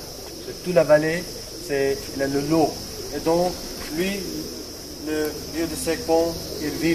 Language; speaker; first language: French; non-native, learner; Nepali